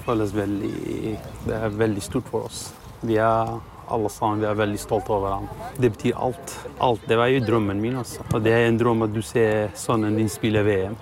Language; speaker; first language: Norwegian; non-native, fluent; Arabic